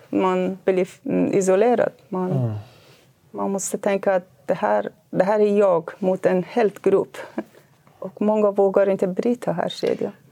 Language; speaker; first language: Swedish; non-native, fluent; Kurdish